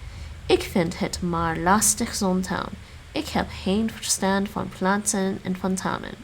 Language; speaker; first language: Dutch; non-native, learner; English